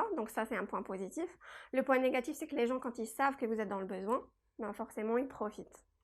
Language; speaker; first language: French; non-native, local second language; Kabyle